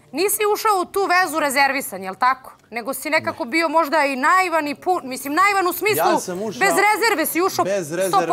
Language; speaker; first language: Serbian; native; Serbian